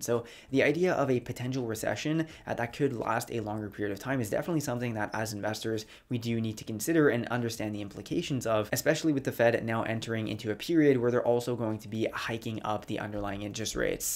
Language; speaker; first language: English; native; English